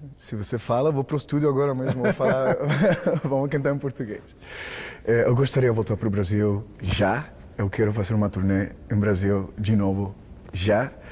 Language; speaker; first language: Portuguese; non-native, fluent; Spanish